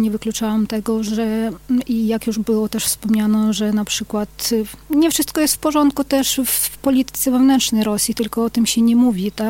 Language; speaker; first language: Polish; non-native, fluent; Ukrainian